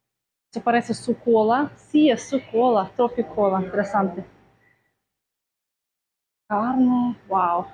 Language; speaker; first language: Spanish; non-native, fluent; Russian